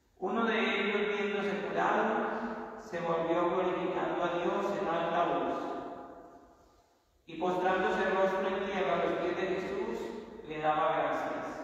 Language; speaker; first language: Spanish; native; Spanish